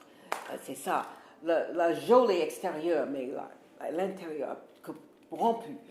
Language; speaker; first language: French; non-native, fluent; English